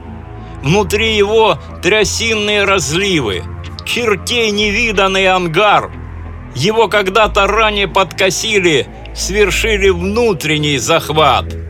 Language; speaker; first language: Russian; native; Russian